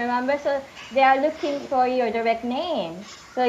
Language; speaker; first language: English; non-native, fluent; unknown